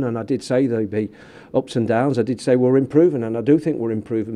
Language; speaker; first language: English; native; English